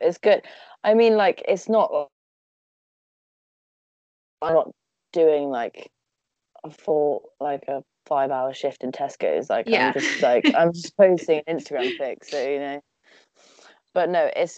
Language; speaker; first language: English; native; English